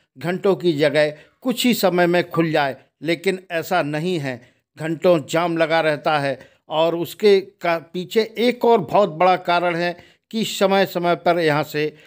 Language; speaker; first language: Hindi; native; Hindi